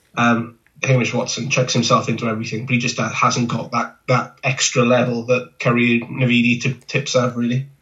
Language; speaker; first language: English; native; English